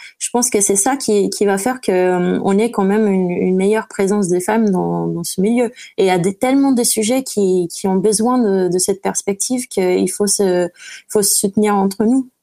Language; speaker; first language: French; non-native, fluent; English